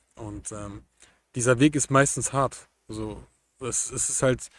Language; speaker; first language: German; native; German